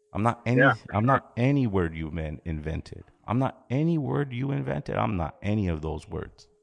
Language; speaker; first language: English; early bilingual, other home language; Spanish